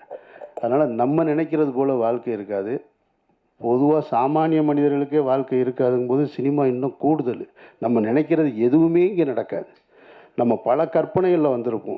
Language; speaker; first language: Tamil; native; Tamil